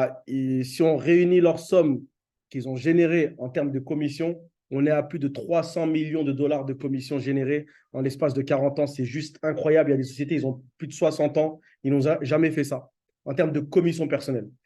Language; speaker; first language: French; native; French